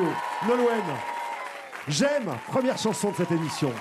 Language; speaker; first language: French; native; French